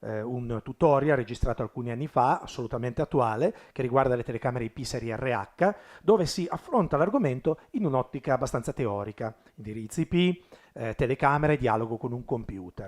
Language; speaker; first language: Italian; native; Italian